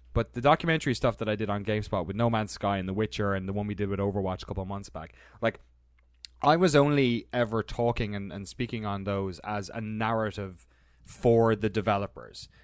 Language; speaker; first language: English; native; English